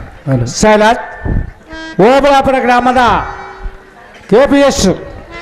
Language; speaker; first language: Kannada; native; Kannada